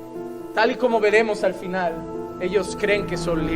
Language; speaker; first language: Spanish; native; Spanish